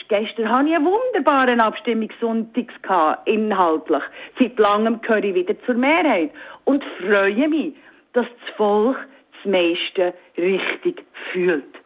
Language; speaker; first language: German; native; German